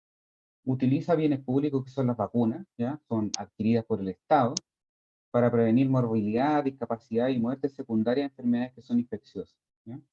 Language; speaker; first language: Spanish; native; Spanish